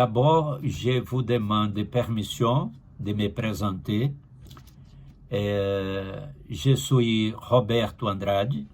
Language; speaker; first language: French; non-native, learner; Portuguese